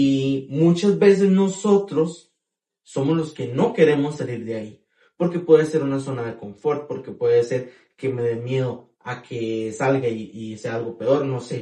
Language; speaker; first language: Spanish; native; Spanish